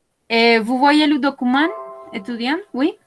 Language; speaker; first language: French; non-native, learner; Spanish